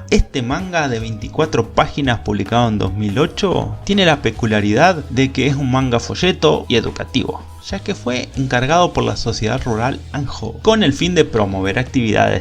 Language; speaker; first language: Spanish; native; Spanish